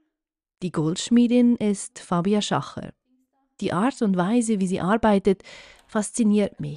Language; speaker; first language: German; native; German